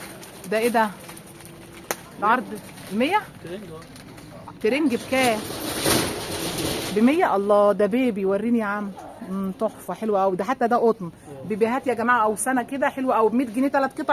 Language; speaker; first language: Arabic; native; Arabic